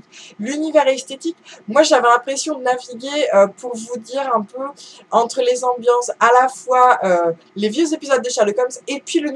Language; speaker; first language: French; native; French